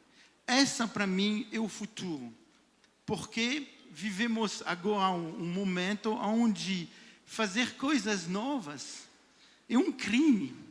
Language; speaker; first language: Portuguese; non-native, fluent; French